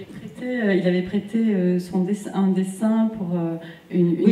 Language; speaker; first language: French; native; French